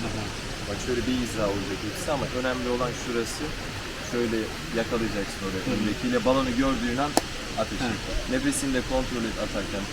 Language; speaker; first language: Turkish; native; Turkish